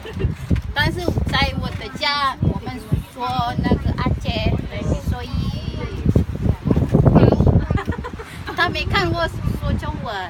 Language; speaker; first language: Chinese; non-native, learner; Indonesian